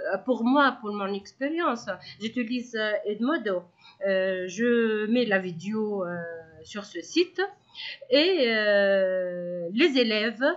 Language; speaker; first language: French; non-native, local second language; Arabic